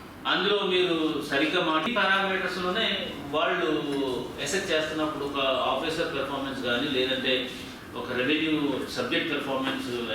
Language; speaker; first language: Telugu; native; Telugu